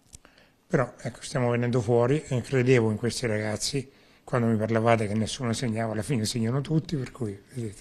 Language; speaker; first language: Italian; native; Italian